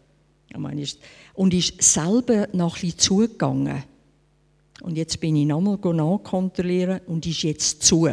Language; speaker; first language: German; non-native, fluent; English